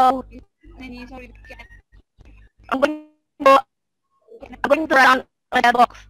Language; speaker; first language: English; non-native, learner; Indonesian